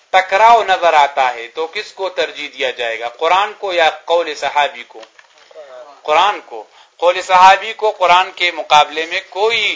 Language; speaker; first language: Urdu; non-native, local second language; Pashto